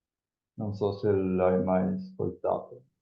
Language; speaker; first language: Italian; non-native, fluent; Spanish